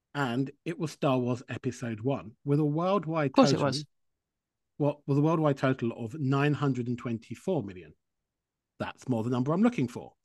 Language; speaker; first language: English; native; English